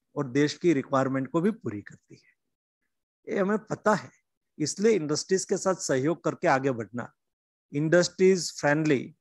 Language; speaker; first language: Hindi; non-native, local second language; Gujarati